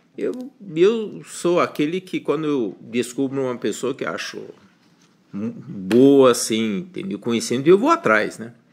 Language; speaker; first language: Portuguese; early bilingual, other home language; Chinese